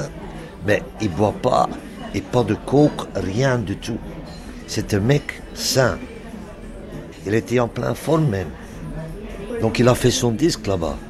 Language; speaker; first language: French; non-native, local second language; Dutch